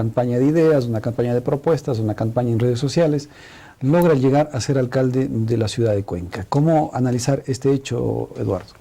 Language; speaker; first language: Spanish; native; Spanish